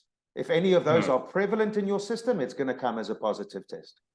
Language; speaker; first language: English; native; English